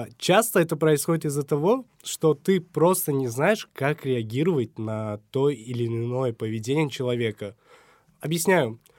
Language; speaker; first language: Russian; non-native, local second language; Uzbek